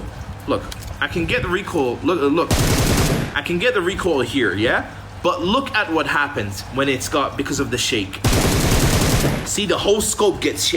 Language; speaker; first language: English; native; English